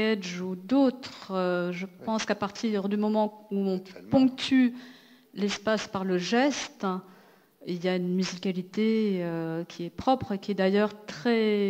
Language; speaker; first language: French; native; French